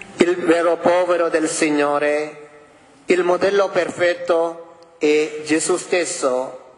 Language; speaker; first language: Italian; non-native, fluent; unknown